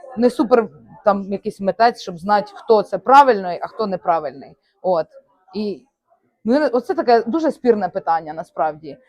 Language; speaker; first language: Ukrainian; native; Ukrainian